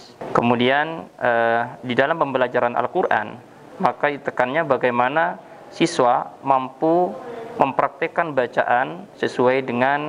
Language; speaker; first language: Indonesian; native; Indonesian